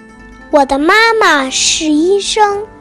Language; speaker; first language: Chinese; non-native, learner; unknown